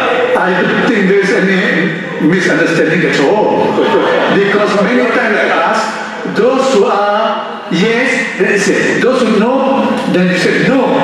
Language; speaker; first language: English; non-native, local second language; Malay